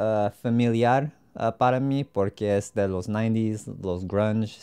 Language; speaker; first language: Spanish; non-native, learner; English